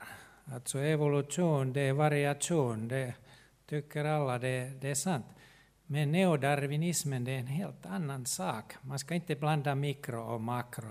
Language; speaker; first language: Swedish; non-native, local second language; Finnish